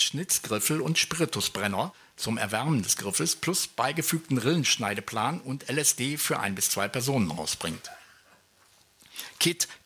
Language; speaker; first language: German; native; German